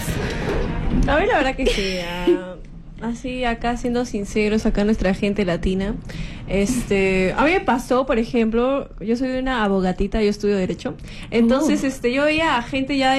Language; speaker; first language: Spanish; native; Spanish